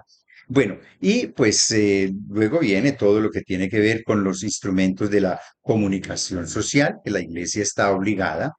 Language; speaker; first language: Spanish; native; Spanish